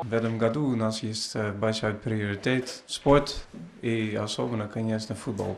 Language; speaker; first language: Russian; non-native, fluent; Dutch